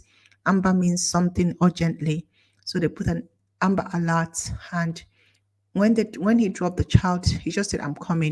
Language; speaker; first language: English; non-native, local second language; Igbo